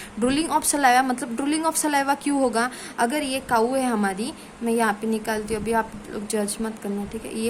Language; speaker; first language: Hindi; non-native, local second language; Marathi